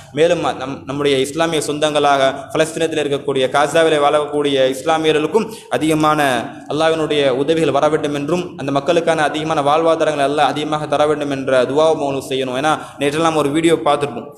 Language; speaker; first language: Tamil; native; Tamil